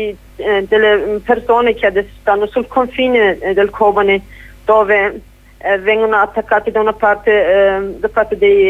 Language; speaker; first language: Italian; non-native, fluent; Kurdish